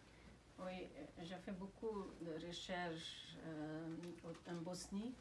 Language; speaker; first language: French; non-native, fluent; Slovenian